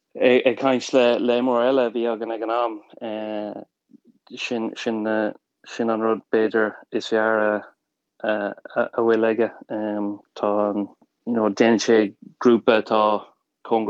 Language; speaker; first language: Irish; non-native, local second language; English